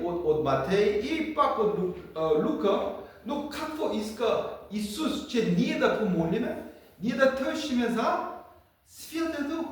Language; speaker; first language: Bulgarian; non-native, learner; Korean